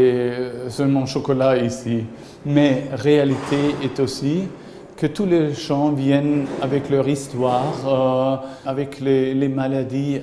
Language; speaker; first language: French; non-native, learner; German